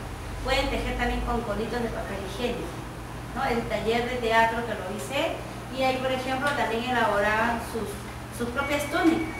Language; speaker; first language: Spanish; native; Spanish